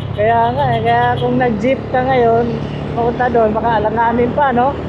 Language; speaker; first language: Filipino; native; Filipino